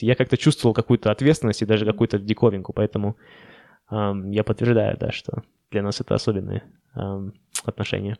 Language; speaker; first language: Russian; native; Russian